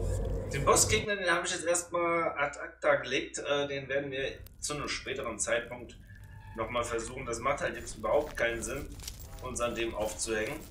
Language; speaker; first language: German; native; German